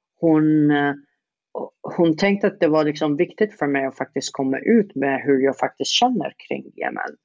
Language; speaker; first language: Swedish; non-native, fluent; Arabic